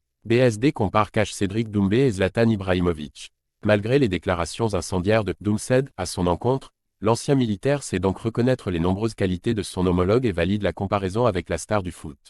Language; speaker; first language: French; native; French